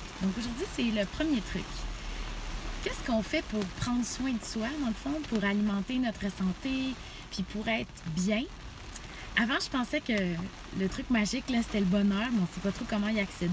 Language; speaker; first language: French; native; French